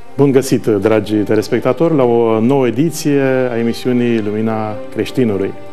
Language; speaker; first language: Romanian; native; Romanian